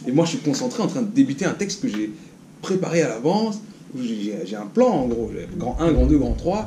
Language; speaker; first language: French; native; French